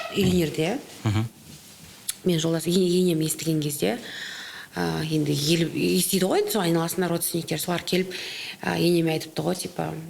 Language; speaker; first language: Kazakh; native; Kazakh